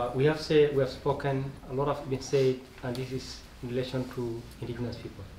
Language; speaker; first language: English; non-native, local second language; Masai